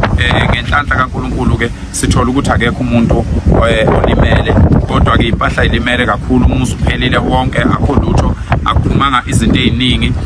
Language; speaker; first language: Zulu; native; Zulu